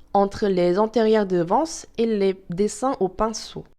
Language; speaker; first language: French; non-native, fluent; Korean